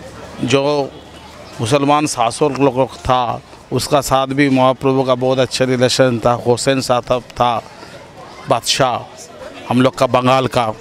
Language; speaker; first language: Hindi; non-native, local second language; Bangla